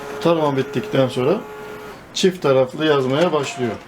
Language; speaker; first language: Turkish; native; Turkish